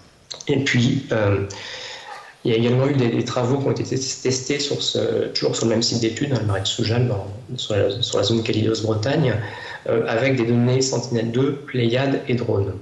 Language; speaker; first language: French; native; French